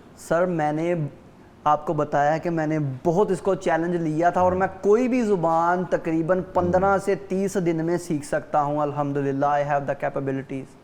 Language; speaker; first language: Urdu; non-native, local second language; Punjabi